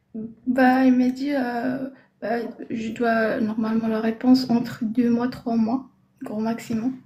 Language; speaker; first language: French; non-native, learner; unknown